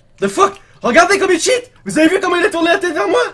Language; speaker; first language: French; native; French